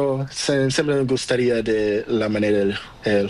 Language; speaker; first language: Spanish; non-native, learner; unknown